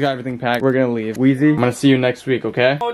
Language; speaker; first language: English; native; English